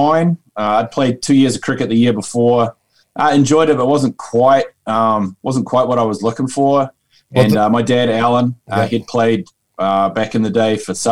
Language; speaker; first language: English; native; English